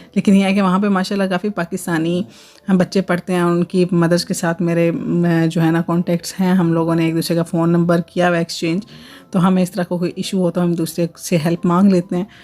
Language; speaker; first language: Urdu; native; Urdu